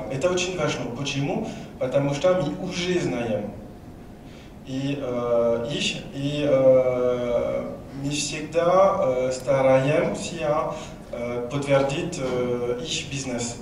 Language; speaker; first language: Russian; non-native, learner; French